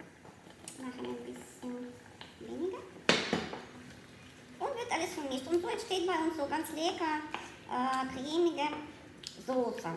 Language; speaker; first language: German; non-native, fluent; Russian